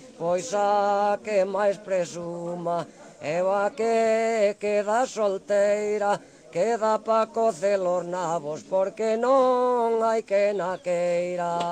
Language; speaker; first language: Galician; native; Galician